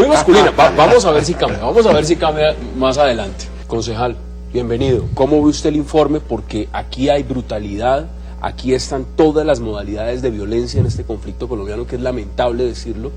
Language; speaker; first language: Spanish; native; Spanish